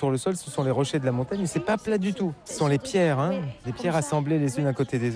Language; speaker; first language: French; native; French